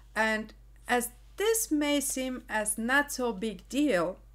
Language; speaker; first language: English; non-native, fluent; Bulgarian